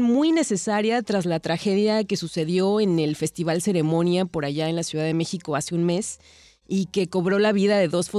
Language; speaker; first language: Spanish; native; Spanish